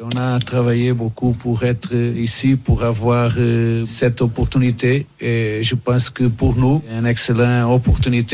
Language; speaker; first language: French; non-native, fluent; Portuguese